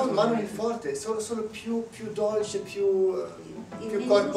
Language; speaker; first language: Italian; non-native, learner; German